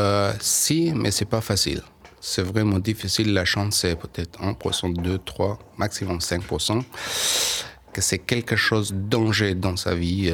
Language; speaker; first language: French; non-native, learner; Persian